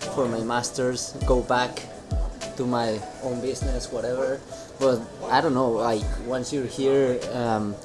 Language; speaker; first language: English; non-native, fluent; Spanish